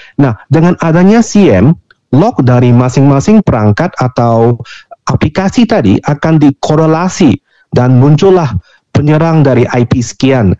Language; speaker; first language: Indonesian; non-native, fluent; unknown